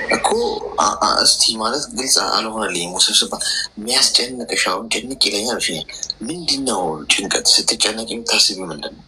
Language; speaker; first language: Amharic; native; Amharic